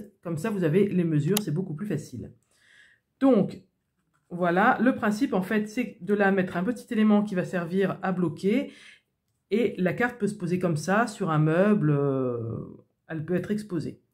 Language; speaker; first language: French; native; French